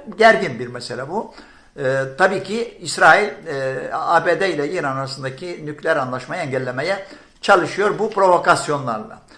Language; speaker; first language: Turkish; non-native, fluent; Arabic